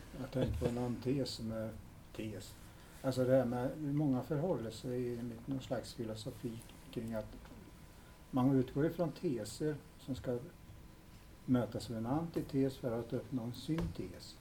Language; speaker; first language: Swedish; native; Swedish